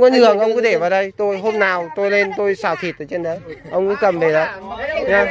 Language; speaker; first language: Vietnamese; native; Vietnamese